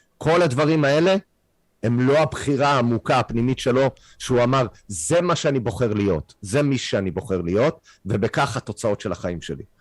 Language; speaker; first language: Hebrew; non-native, fluent; English